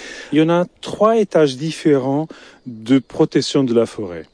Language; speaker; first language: French; non-native, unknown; Portuguese